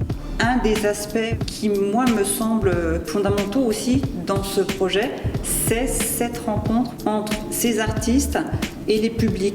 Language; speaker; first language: French; native; French